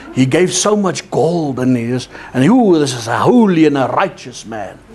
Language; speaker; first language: English; non-native, local second language; Afrikaans